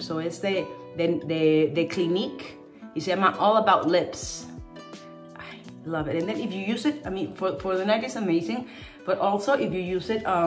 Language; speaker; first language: English; non-native, fluent; Spanish